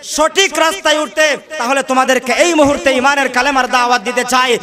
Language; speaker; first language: Bangla; non-native, local second language; Sylheti